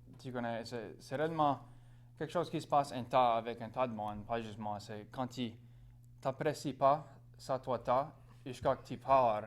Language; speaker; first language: French; non-native, local second language; English